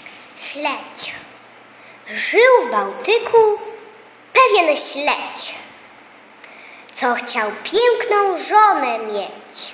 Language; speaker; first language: Polish; native; Polish